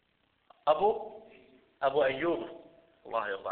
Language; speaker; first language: Danish; early bilingual, other home language; Arabic